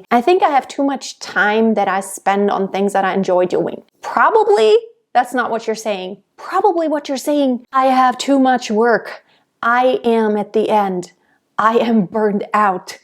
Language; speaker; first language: English; non-native, fluent; German